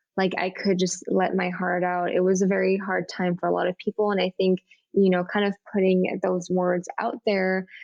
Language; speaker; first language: English; native; English